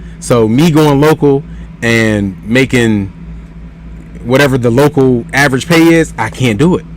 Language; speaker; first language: English; native; English